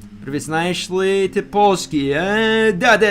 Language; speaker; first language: Russian; non-native, learner; English